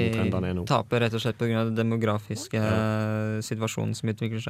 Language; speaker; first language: Norwegian; native; Norwegian